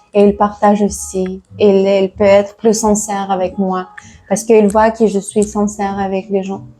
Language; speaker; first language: French; non-native, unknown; Tajik